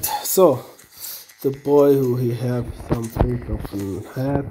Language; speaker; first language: English; non-native, learner; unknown